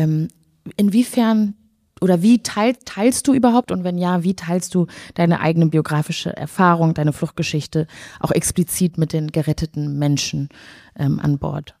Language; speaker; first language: German; native; German